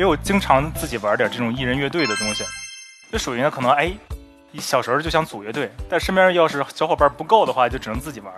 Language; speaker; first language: Chinese; native; Chinese